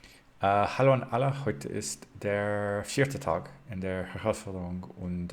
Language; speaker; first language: German; non-native, learner; English